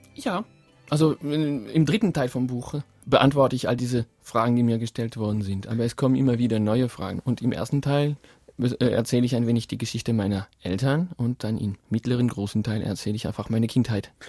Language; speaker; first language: German; non-native, fluent; French